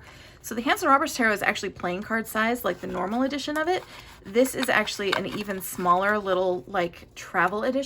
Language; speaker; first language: English; native; English